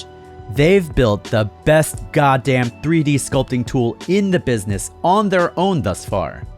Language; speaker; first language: English; native; English